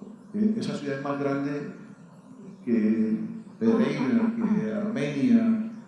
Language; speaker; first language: Spanish; native; Spanish